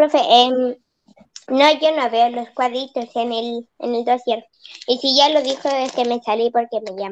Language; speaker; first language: Spanish; native; Spanish